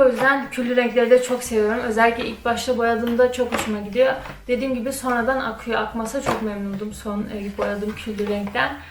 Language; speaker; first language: Turkish; early bilingual, other home language; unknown